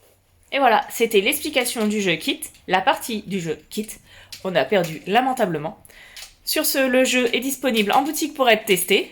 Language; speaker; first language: French; native; French